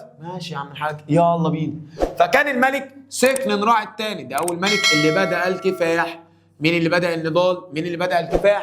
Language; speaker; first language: Arabic; native; Arabic